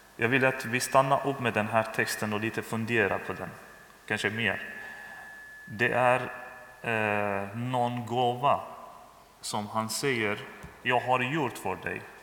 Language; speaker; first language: Swedish; non-native, learner; Persian